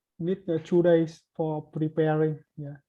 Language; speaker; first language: English; non-native, learner; Vietnamese